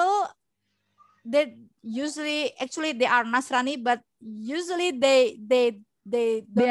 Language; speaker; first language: English; non-native, learner; Indonesian